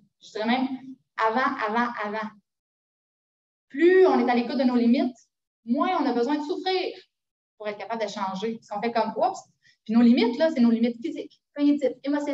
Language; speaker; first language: French; native; French